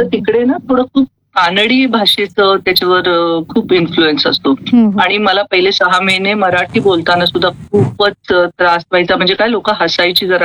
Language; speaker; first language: Marathi; non-native, local second language; Kannada